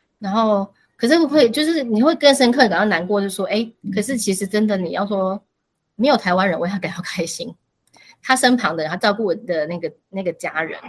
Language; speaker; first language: Chinese; native; Chinese